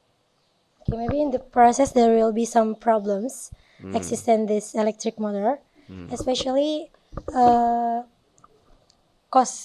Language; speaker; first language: English; non-native, learner; Indonesian